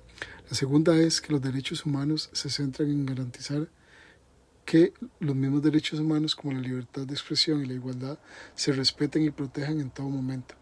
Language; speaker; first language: Spanish; native; Spanish